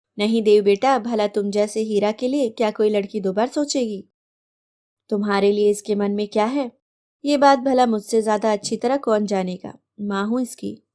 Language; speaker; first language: Hindi; native; Hindi